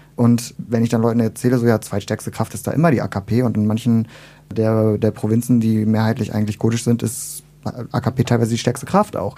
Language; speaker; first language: German; early bilingual, other home language; Turkish